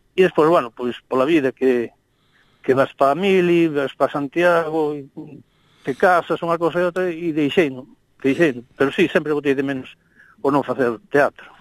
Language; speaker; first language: Galician; non-native, local second language; Spanish